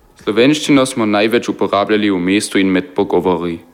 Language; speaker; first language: Slovenian; non-native, learner; German